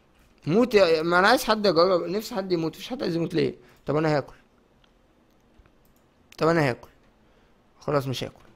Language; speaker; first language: Arabic; native; Arabic